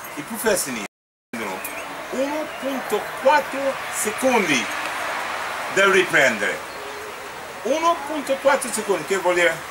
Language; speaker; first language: Italian; non-native, fluent; English